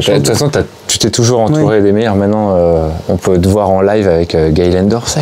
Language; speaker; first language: French; native; French